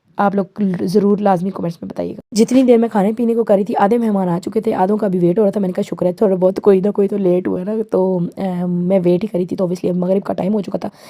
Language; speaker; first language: Urdu; native; Urdu